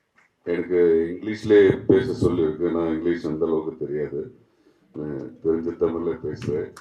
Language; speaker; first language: Tamil; non-native, learner; Malayalam